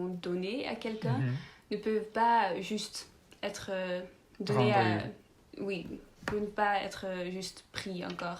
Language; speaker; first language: French; non-native, learner; Dutch